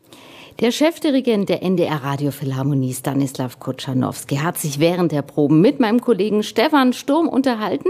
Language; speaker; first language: German; native; German